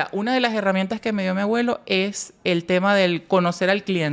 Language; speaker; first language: Spanish; native; Spanish